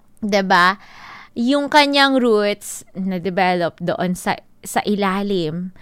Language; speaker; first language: Filipino; non-native, local second language; Cebuano